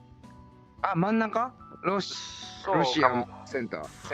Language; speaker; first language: Japanese; native; Japanese